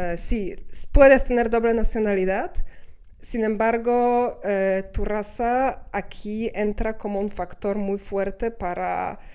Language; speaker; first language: Spanish; non-native, fluent; Polish